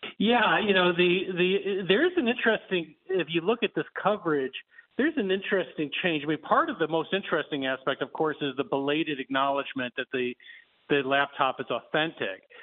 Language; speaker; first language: English; native; English